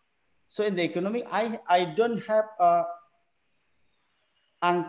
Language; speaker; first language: English; non-native, learner; Indonesian